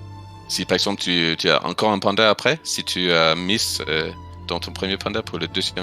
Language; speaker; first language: French; non-native, fluent; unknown